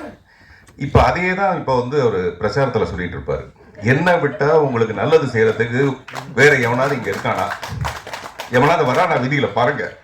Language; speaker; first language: Tamil; native; Tamil